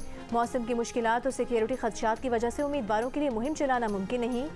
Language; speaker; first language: Urdu; native; Urdu